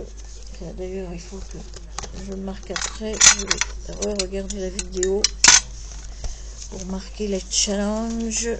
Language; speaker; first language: French; native; French